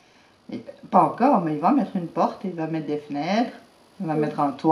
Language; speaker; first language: French; native; French